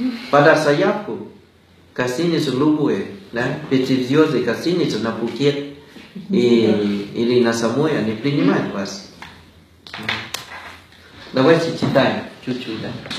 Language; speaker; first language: Russian; non-native, fluent; Thai